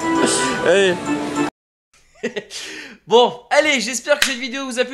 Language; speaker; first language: French; native; French